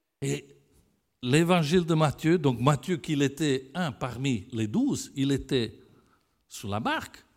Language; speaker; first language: French; non-native, fluent; Italian